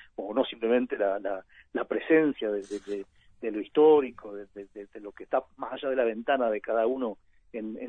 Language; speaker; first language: Spanish; native; Spanish